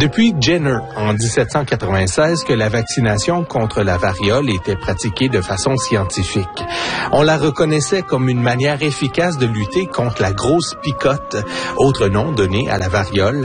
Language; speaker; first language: French; native; French